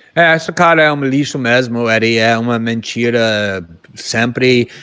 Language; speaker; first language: Portuguese; non-native, fluent; English